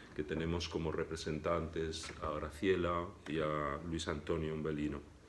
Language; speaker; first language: Portuguese; non-native, learner; Spanish